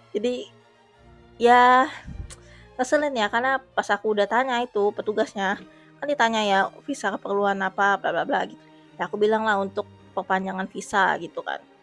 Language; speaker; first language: Indonesian; native; Indonesian